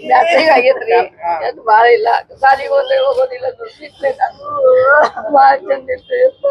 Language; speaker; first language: Kannada; native; Kannada